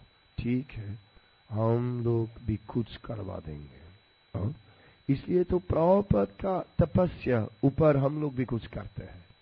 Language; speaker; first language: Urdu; non-native, learner; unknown